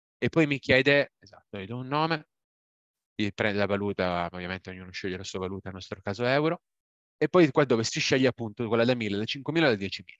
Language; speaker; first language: Italian; native; Italian